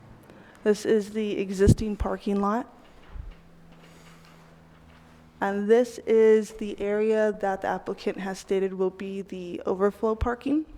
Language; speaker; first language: English; native; English